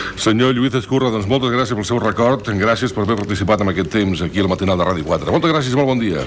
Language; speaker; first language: Catalan; native; Catalan